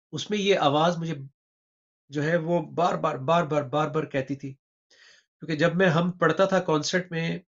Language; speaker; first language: Urdu; native; Urdu